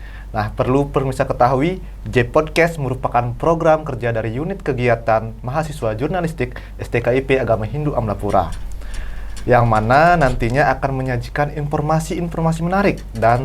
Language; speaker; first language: Indonesian; non-native, local second language; Balinese